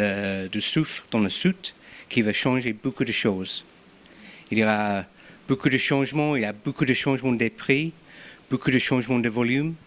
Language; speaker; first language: French; non-native, fluent; English